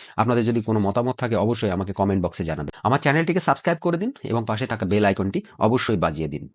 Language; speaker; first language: Bangla; native; Bangla